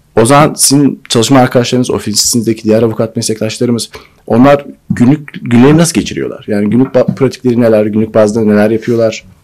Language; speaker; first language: Turkish; native; Turkish